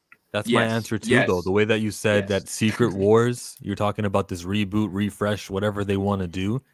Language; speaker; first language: English; native; English